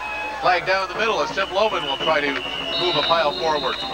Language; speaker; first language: English; native; English